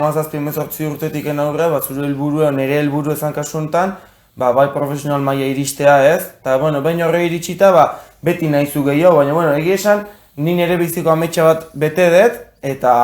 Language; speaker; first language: Basque; native; Basque